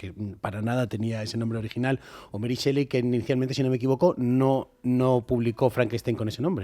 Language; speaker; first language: Spanish; native; Spanish